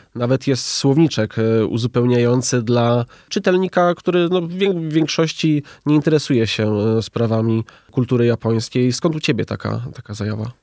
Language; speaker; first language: Polish; native; Polish